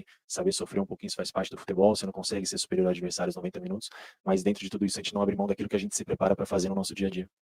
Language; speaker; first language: Portuguese; native; Portuguese